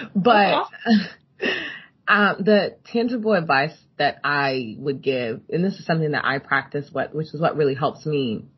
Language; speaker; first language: English; native; English